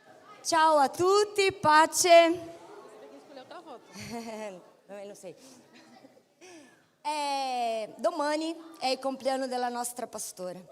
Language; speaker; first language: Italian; non-native, fluent; Portuguese